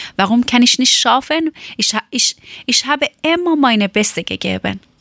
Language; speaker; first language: German; non-native, learner; Persian